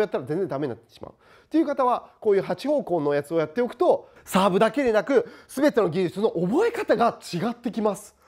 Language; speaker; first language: Japanese; native; Japanese